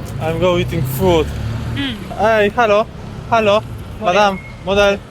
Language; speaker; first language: English; non-native, learner; Polish